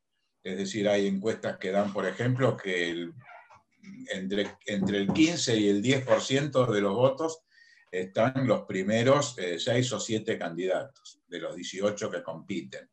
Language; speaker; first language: Spanish; native; Spanish